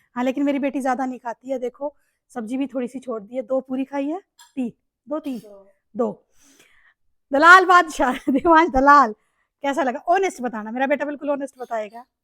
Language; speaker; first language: Hindi; native; Hindi